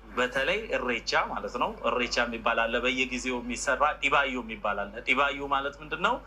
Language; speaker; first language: Amharic; non-native, local second language; Oromo